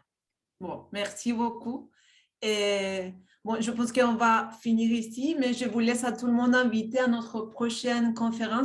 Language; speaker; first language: French; non-native, fluent; Spanish